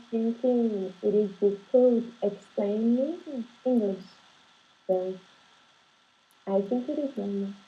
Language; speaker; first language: English; non-native, learner; Portuguese